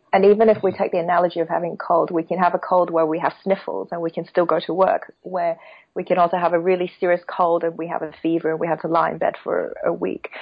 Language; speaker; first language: English; non-native, local second language; Cantonese